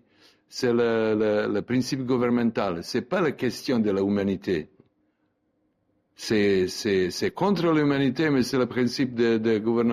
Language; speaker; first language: French; non-native, learner; Serbian